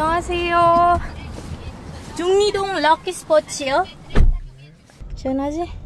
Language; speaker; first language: Korean; non-native, fluent; Filipino